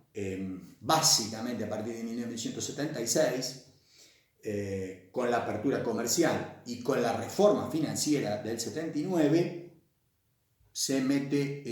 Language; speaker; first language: Spanish; native; Spanish